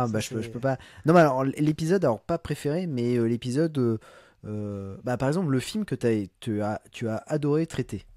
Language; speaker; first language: French; native; French